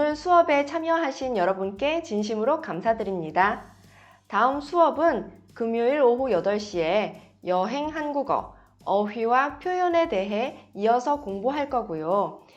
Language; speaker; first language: Korean; early bilingual, heritage; Korean